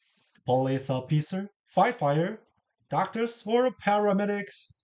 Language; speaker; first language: English; non-native, learner; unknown